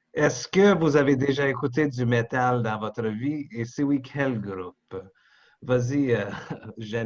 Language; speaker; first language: French; non-native, local second language; English